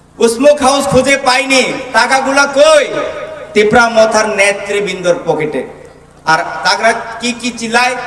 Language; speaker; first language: Bangla; non-native, local second language; Kok Borok